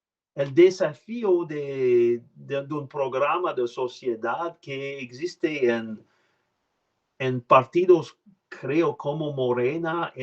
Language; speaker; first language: Spanish; non-native, learner; French